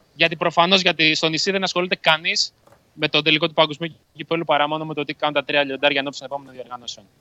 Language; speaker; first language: Greek; native; Greek